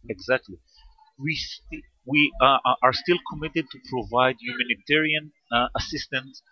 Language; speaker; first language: English; non-native, fluent; Hebrew